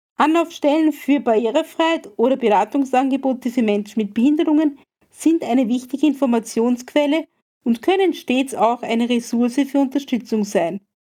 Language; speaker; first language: German; native; German